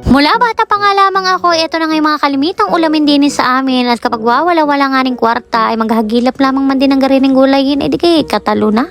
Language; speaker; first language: Filipino; native; Filipino